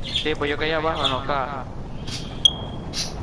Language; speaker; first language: Spanish; native; Spanish